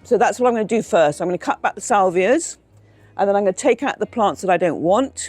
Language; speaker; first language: English; native; English